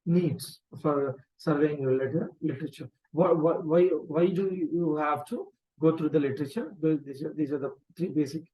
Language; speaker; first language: English; non-native, local second language; Telugu